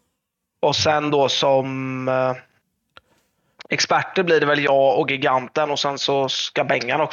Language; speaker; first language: Swedish; native; Swedish